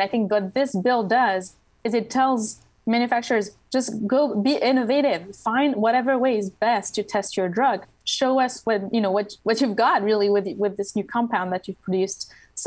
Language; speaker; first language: English; non-native, fluent; French